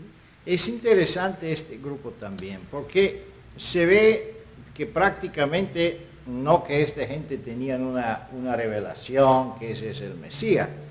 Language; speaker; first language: Spanish; non-native, fluent; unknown